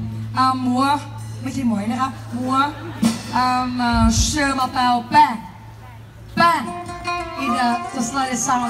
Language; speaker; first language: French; non-native, learner; Thai